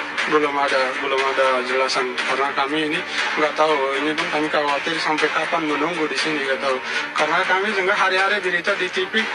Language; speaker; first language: Indonesian; non-native, fluent; Rohingya